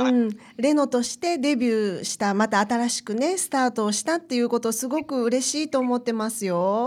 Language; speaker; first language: Japanese; native; Japanese